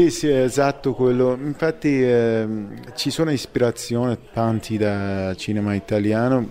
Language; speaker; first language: Italian; non-native, fluent; Persian